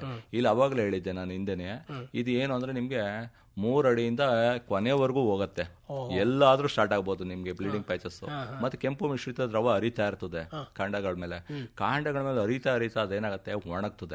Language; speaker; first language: Kannada; native; Kannada